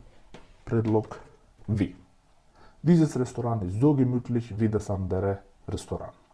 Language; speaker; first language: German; non-native, fluent; Macedonian